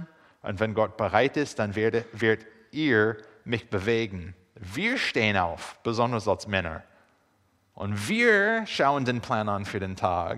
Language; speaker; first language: German; non-native, fluent; English